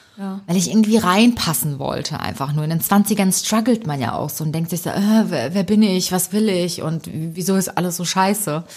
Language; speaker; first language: German; early bilingual, other home language; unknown